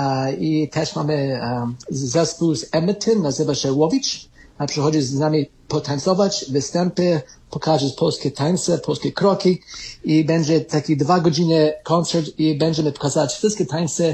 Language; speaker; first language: Polish; early bilingual, heritage; Polish